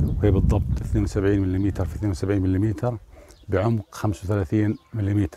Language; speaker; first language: Arabic; native; Arabic